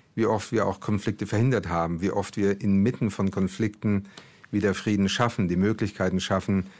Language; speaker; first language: German; early bilingual, other home language; Portuguese